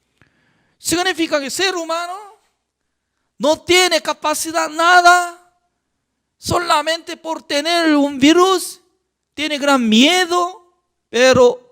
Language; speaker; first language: Spanish; non-native, fluent; Korean